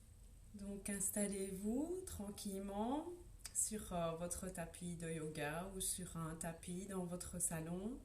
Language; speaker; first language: French; native; French